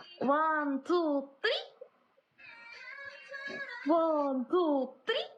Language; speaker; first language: English; non-native, learner; Korean